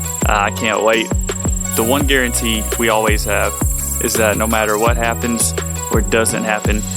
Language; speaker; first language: English; native; English